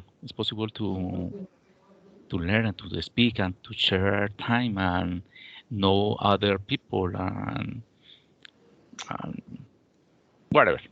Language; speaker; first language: English; non-native, learner; Spanish